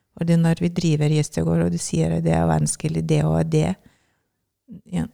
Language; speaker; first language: Norwegian; non-native, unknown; Lithuanian